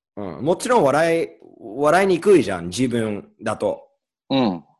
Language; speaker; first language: Japanese; non-native, fluent; English